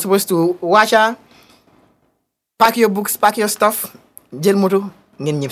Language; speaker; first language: English; non-native, local second language; Wolof